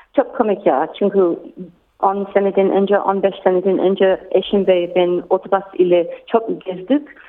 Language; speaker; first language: Turkish; non-native, learner; English